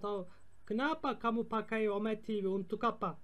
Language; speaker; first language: Indonesian; non-native, learner; Turkish